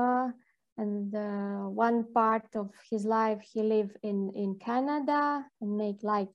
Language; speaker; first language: English; non-native, learner; Latvian